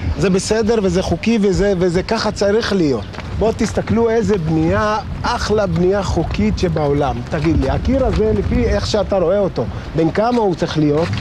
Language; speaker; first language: Hebrew; non-native, local second language; Arabic